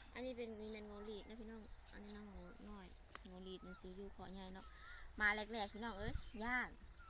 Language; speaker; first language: Thai; native; Thai